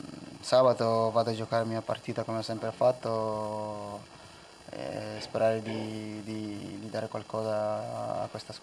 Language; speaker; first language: Italian; non-native, fluent; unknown